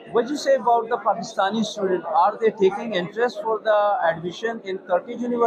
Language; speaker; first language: English; non-native, local second language; Urdu